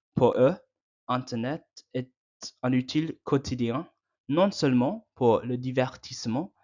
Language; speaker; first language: French; non-native, learner; English